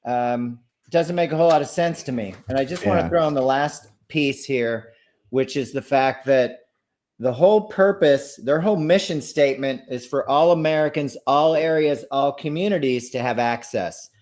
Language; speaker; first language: English; native; English